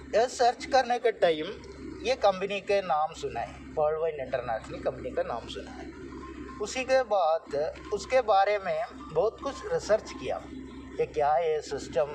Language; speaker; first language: Hindi; non-native, local second language; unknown